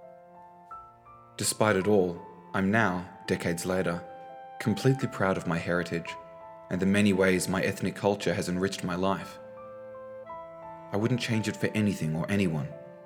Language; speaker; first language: English; native; English